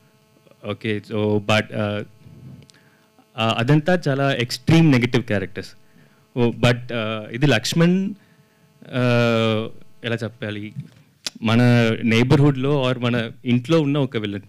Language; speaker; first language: Telugu; non-native, learner; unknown